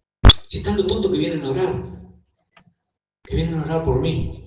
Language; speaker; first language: Spanish; native; Spanish